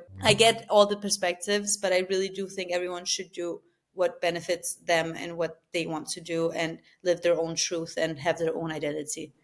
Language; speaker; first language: English; non-native, fluent; Albanian